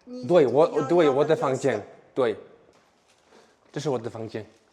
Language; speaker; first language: Chinese; non-native, learner; Mongolian